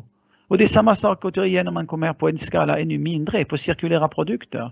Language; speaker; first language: Swedish; non-native, fluent; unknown